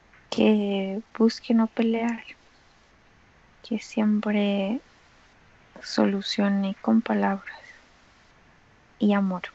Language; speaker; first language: Spanish; native; Spanish